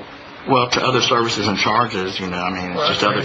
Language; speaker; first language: English; native; English